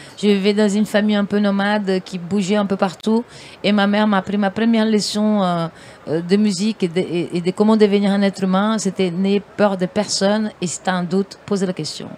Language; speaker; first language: French; non-native, fluent; Portuguese